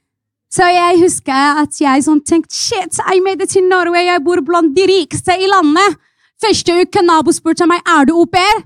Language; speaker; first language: Norwegian; non-native, fluent; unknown